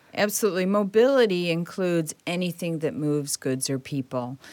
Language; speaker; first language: English; native; English